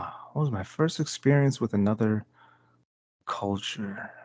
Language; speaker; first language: English; native; English